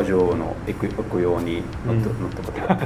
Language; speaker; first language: Japanese; non-native, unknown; Arabic